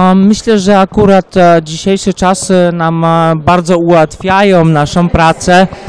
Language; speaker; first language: Polish; early bilingual, heritage; Polish